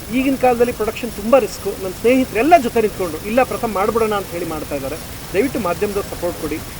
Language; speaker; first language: Kannada; native; Kannada